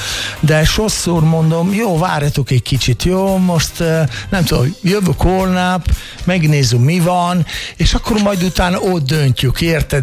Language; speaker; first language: Hungarian; non-native, learner; Italian